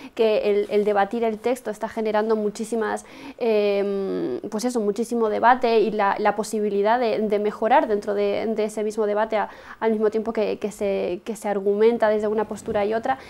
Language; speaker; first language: Spanish; native; Spanish